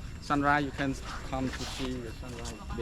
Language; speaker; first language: English; non-native, learner; Khmer